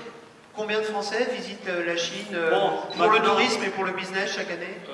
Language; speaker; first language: French; native; French